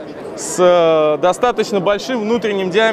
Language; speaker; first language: Russian; native; Russian